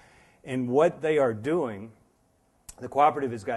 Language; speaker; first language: English; native; English